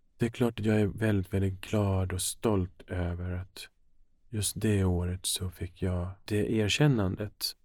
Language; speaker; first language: Swedish; early bilingual, other home language; Finnish